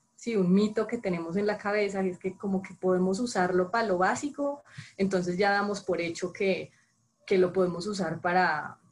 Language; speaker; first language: Spanish; native; Spanish